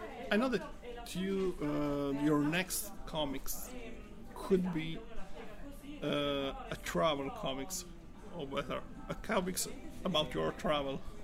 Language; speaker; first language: English; non-native, learner; Italian